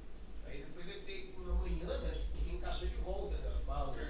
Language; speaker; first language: Portuguese; native; Portuguese